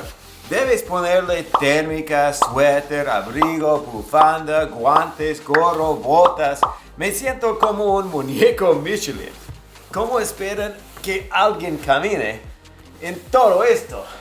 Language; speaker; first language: Spanish; non-native, fluent; English